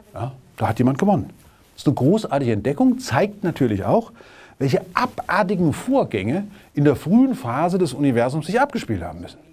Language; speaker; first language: German; native; German